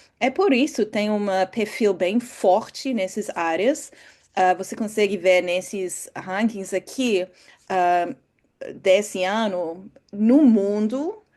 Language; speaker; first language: Portuguese; non-native, fluent; English